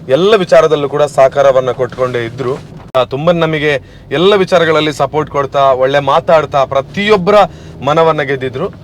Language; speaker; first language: Kannada; native; Kannada